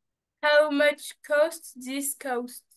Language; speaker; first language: English; non-native, learner; French